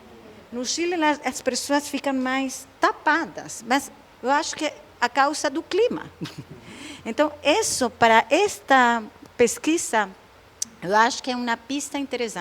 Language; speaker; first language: Portuguese; non-native, fluent; Spanish